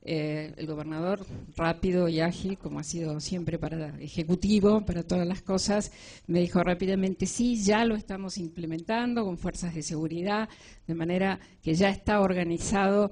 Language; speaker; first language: Spanish; native; Spanish